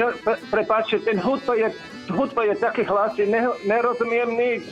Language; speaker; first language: Slovak; non-native, learner; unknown